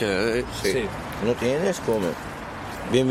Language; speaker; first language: Spanish; non-native, learner; Arabic